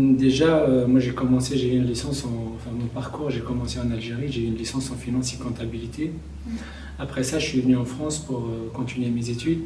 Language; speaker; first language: French; non-native, local second language; Kabyle